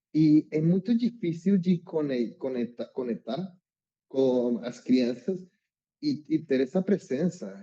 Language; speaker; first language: Portuguese; non-native, learner; Spanish